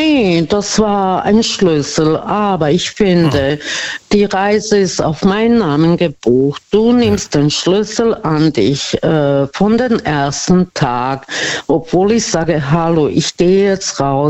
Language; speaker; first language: German; non-native, fluent; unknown